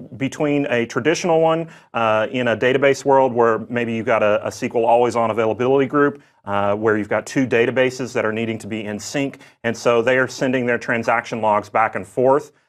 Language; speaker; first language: English; native; English